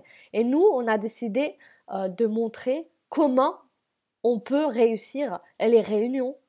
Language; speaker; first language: French; native; French